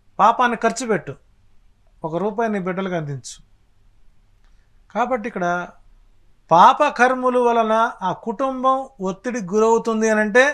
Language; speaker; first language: Telugu; native; Telugu